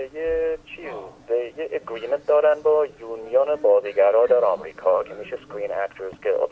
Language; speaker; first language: Persian; early bilingual, heritage; Persian